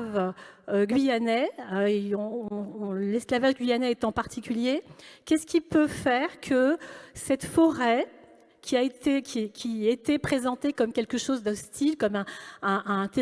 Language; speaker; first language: French; native; French